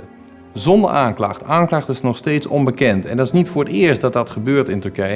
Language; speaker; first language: Dutch; native; Dutch